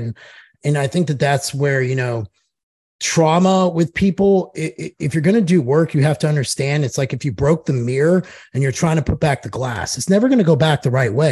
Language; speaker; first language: English; native; English